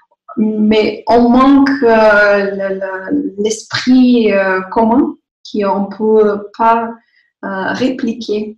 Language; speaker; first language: French; non-native, fluent; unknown